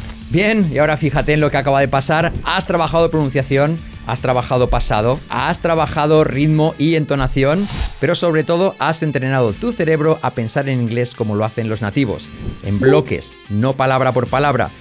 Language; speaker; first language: Spanish; native; Spanish